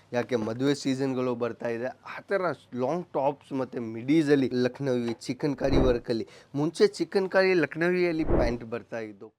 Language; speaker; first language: Kannada; non-native, local second language; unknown